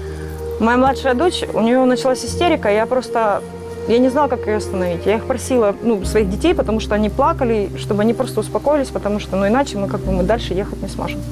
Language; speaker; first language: Russian; native; Russian